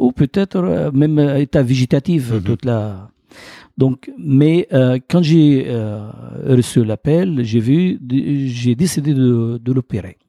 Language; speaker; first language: French; non-native, fluent; Arabic